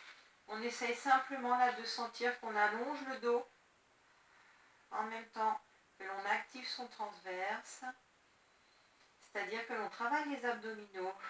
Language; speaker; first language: French; native; French